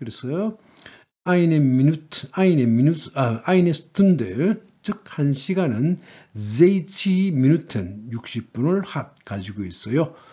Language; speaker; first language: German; non-native, learner; Korean